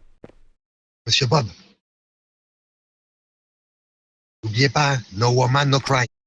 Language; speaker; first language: French; native; French